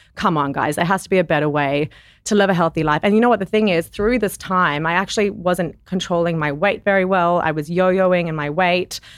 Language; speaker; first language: English; native; English